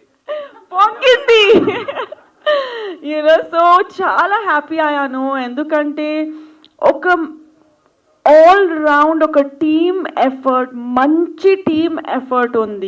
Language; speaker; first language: Telugu; non-native, fluent; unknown